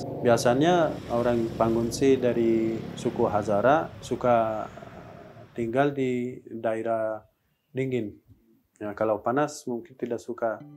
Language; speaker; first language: Indonesian; non-native, learner; Persian